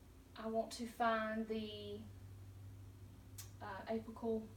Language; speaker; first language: English; native; English